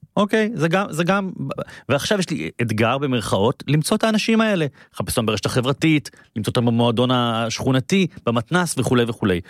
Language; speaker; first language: Hebrew; native; Hebrew